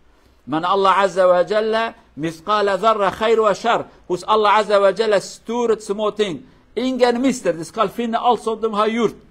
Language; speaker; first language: Norwegian; non-native, learner; Kurdish